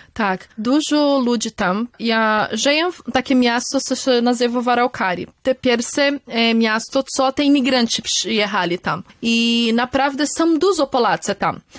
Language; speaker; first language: Polish; early bilingual, heritage; Polish